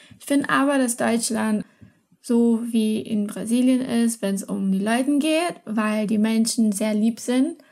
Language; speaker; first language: German; non-native, fluent; Portuguese